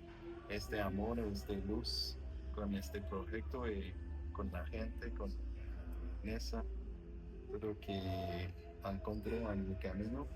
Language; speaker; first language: Spanish; non-native, learner; French